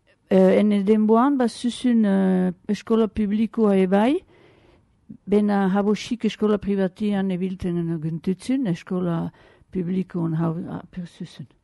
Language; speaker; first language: Basque; native; Basque